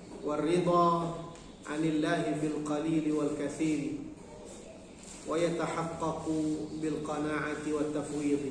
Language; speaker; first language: Arabic; non-native, fluent; Indonesian